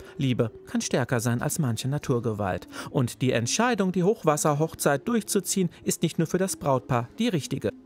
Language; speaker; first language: German; native; German